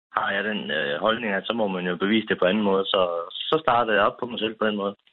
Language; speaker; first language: Danish; native; Danish